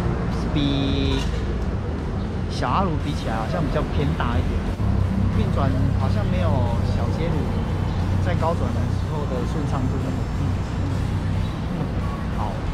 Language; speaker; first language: Chinese; native; Chinese